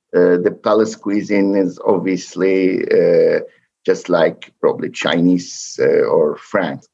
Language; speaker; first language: English; non-native, fluent; Turkish